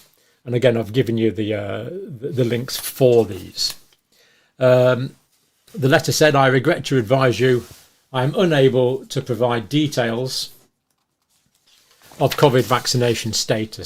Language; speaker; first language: English; native; English